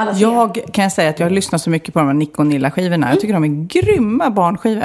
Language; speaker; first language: Swedish; native; Swedish